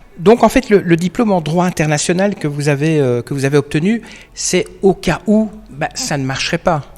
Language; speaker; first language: French; native; French